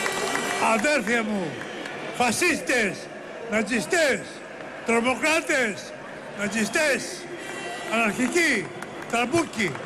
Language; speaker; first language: Greek; native; Greek